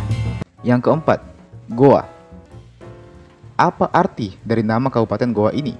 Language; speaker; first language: Indonesian; native; Indonesian